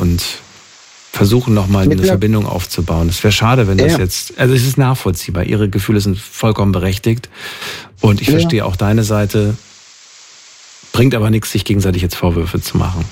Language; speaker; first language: German; native; German